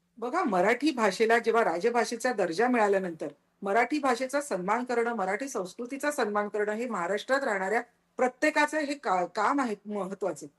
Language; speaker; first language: Marathi; native; Marathi